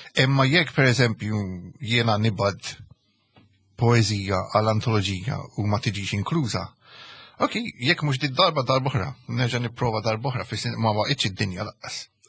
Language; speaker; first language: Maltese; early bilingual, heritage; Maltese